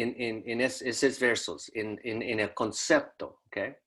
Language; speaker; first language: Spanish; non-native, fluent; English